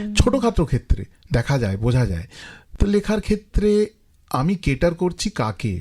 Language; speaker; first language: Bangla; native; Bangla